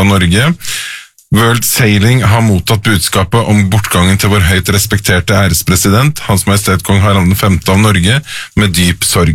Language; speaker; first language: Norwegian; native; Norwegian